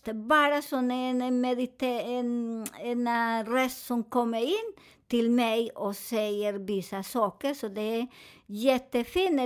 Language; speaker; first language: Swedish; non-native, fluent; Spanish